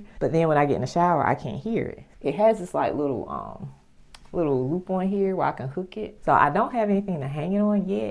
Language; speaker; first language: English; native; English